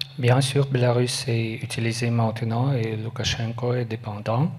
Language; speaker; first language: French; non-native, learner; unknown